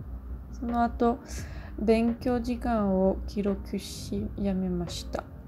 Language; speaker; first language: Japanese; non-native, learner; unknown